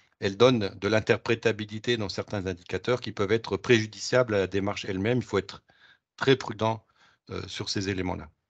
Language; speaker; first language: French; native; French